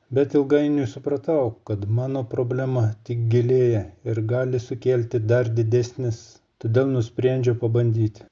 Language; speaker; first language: Lithuanian; non-native, fluent; Russian